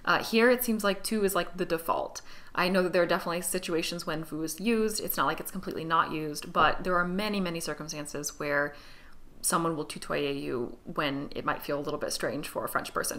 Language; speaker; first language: English; native; English